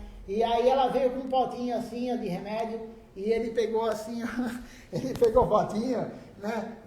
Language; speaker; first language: Portuguese; native; Portuguese